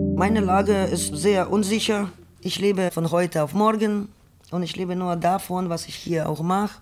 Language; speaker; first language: German; non-native, fluent; Ukrainian